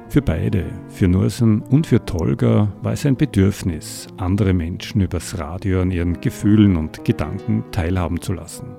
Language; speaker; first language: German; native; German